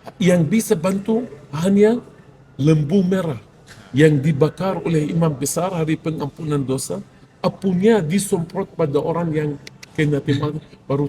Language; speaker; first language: Indonesian; non-native, fluent; Arabic